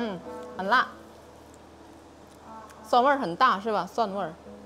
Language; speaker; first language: Chinese; non-native, fluent; Indonesian